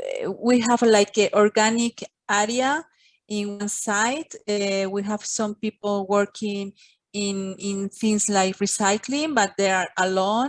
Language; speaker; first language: English; non-native, fluent; Spanish